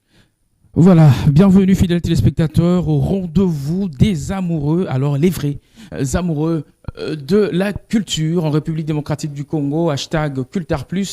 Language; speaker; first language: French; non-native, local second language; Lingala